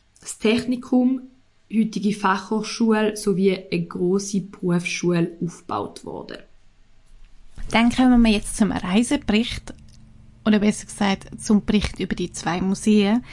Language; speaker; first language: German; native; German